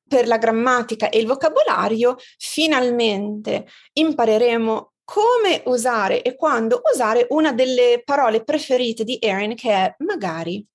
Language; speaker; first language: Italian; native; Italian